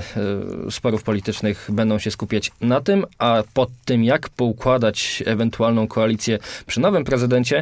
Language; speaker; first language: Polish; native; Polish